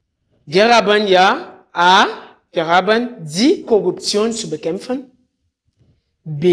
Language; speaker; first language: German; non-native, fluent; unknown